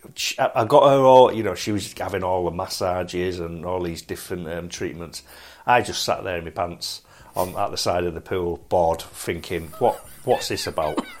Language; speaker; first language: English; native; English